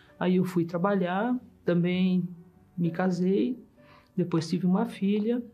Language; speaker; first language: Portuguese; early bilingual, other home language; German